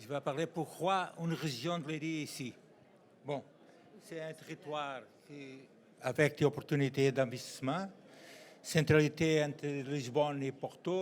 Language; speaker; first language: French; non-native, learner; Portuguese